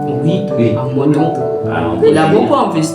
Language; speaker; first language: French; non-native, learner; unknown